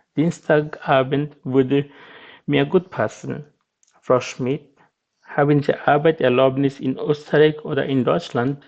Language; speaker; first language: German; non-native, fluent; Bangla